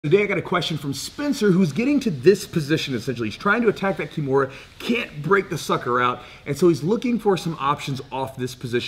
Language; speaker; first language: English; native; English